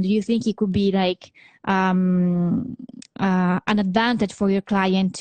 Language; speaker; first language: English; non-native, fluent; Italian